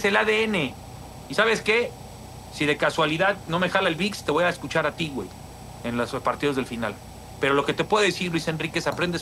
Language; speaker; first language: Spanish; native; Spanish